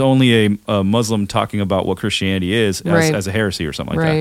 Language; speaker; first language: English; early bilingual, other home language; German